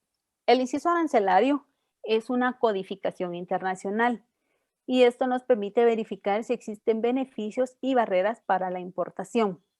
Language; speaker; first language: Spanish; native; Spanish